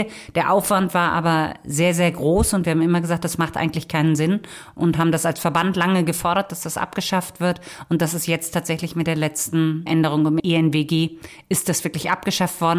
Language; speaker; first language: German; native; German